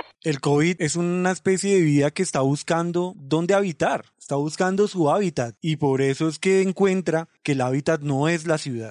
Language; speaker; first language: Spanish; native; Spanish